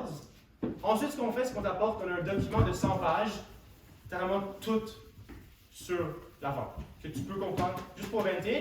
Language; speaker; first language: French; native; French